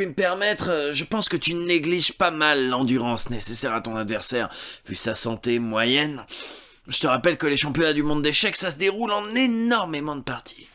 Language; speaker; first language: French; native; French